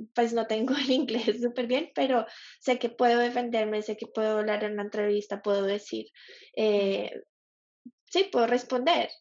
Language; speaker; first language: Spanish; native; Spanish